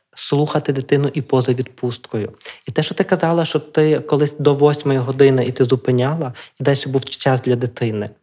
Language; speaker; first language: Ukrainian; native; Ukrainian